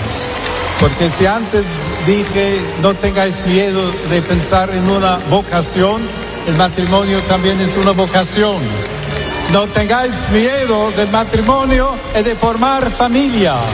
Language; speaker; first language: Spanish; non-native, fluent; English